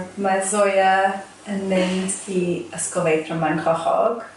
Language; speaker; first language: Welsh; non-native, learner; English